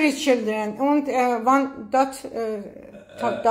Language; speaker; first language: English; non-native, learner; Persian